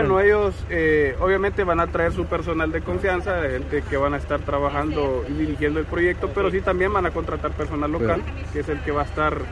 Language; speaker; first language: Spanish; native; Spanish